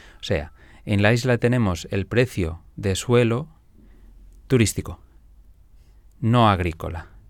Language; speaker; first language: Spanish; non-native, local second language; Catalan